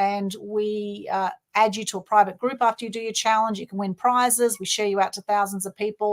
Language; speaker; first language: English; native; English